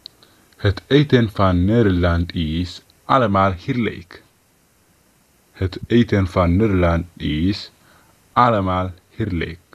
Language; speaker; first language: Dutch; non-native, fluent; Tigrinya